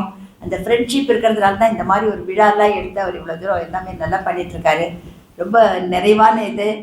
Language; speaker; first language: Tamil; native; Tamil